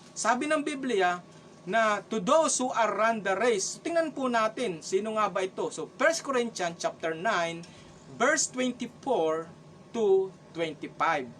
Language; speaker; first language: Filipino; non-native, local second language; Cebuano